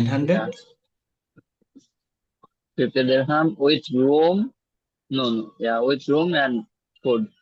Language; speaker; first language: English; non-native, learner; Bangla